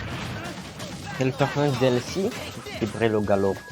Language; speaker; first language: French; non-native, learner; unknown